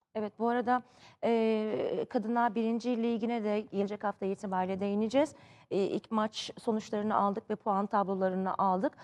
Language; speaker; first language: Turkish; native; Turkish